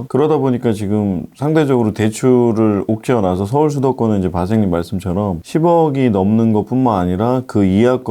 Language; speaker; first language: Korean; native; Korean